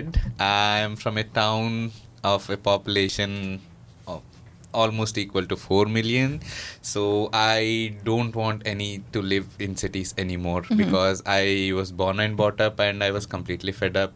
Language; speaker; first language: English; non-native, local second language; Telugu